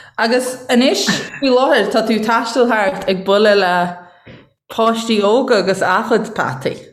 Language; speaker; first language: Irish; native; Irish